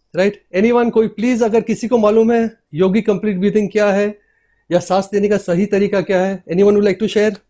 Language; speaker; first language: Hindi; native; Hindi